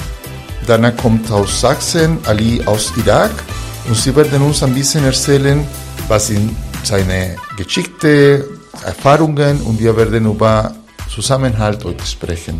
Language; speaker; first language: German; non-native, fluent; Spanish